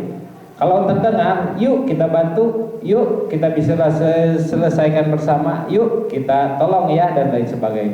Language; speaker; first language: Indonesian; native; Indonesian